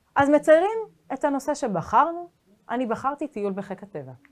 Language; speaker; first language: Hebrew; native; Hebrew